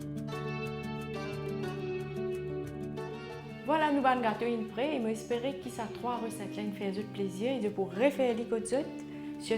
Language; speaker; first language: French; non-native, local second language; Morisyen